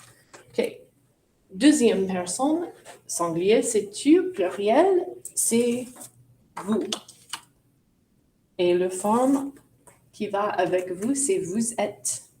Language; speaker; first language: French; non-native, fluent; English